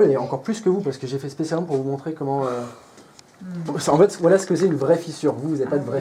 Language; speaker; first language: French; native; French